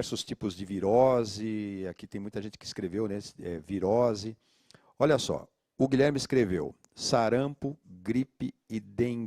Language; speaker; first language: Portuguese; native; Portuguese